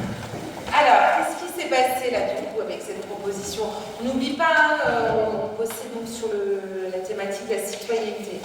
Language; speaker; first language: French; native; French